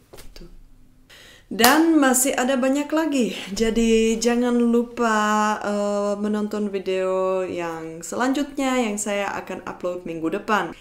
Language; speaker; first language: Indonesian; non-native, fluent; Czech